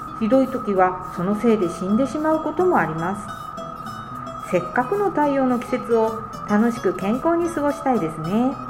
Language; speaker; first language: Japanese; native; Japanese